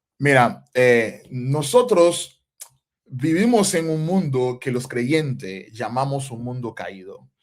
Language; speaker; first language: Spanish; non-native, fluent; Haitian Creole